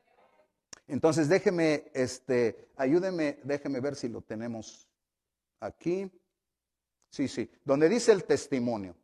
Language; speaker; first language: Spanish; native; Spanish